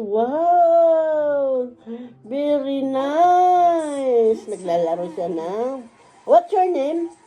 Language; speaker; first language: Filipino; non-native, local second language; Waray